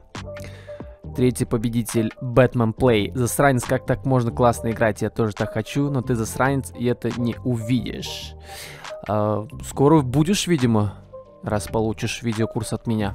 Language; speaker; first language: Russian; native; Russian